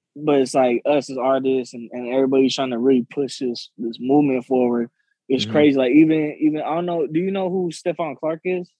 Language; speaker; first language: English; native; English